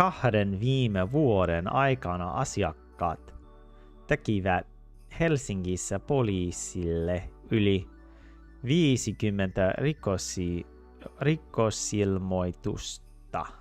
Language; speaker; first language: Finnish; non-native, learner; English